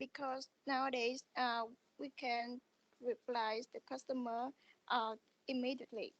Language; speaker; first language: English; non-native, learner; Vietnamese